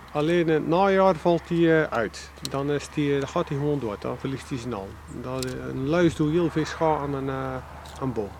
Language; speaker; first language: Dutch; native; Dutch